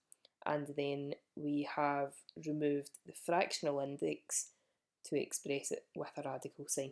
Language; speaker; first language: English; native; English